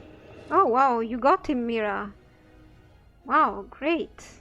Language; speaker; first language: English; non-native, fluent; Italian